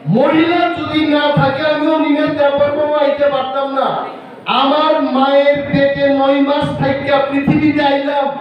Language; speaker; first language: Bangla; non-native, local second language; Kok Borok